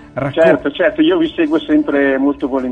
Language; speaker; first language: Italian; native; Italian